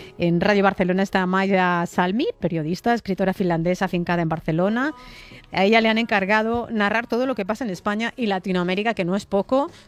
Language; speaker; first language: Spanish; native; Spanish